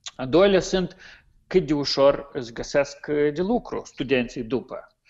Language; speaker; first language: Romanian; native; Romanian